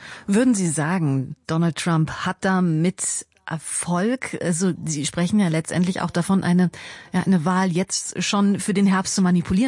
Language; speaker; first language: German; native; German